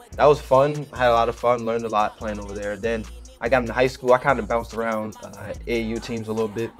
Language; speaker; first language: English; native; English